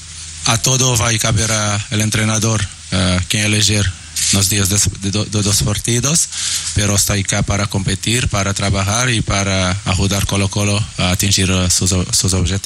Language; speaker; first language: Spanish; non-native, learner; Portuguese